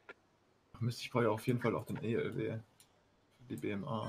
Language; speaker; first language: German; native; German